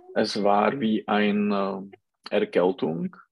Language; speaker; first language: German; non-native, learner; Czech